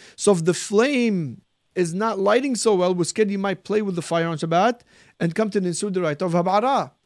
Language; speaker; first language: English; early bilingual, heritage; Arabic